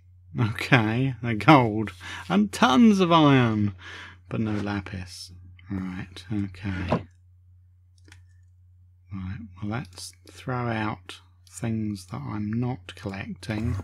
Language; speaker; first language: English; native; English